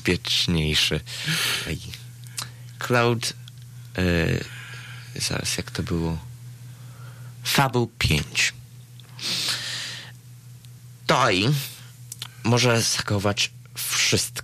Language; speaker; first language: Polish; early bilingual, heritage; Polish